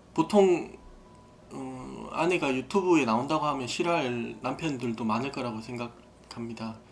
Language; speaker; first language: Kazakh; non-native, learner; Korean